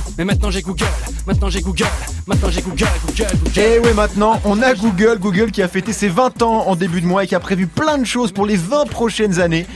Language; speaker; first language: French; native; French